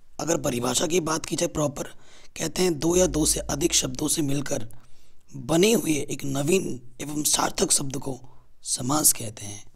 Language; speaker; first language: Hindi; native; Hindi